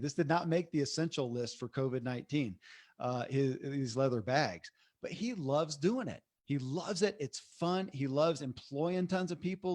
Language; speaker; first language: English; native; English